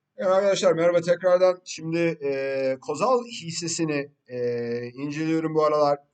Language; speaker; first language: Turkish; early bilingual, heritage; Turkish